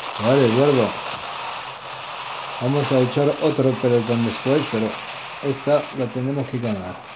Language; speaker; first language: Spanish; non-native, learner; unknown